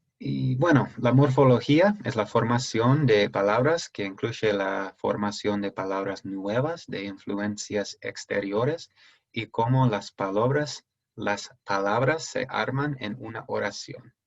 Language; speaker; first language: Spanish; non-native, fluent; English